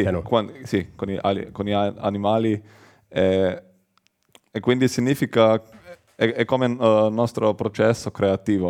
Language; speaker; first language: Italian; non-native, learner; Slovenian